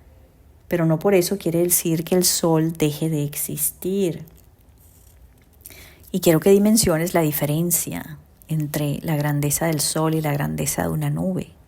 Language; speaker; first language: Spanish; native; Spanish